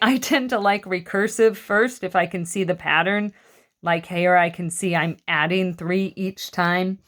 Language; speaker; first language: English; native; English